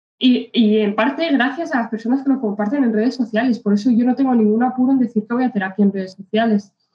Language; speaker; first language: Spanish; early bilingual, other home language; Arabic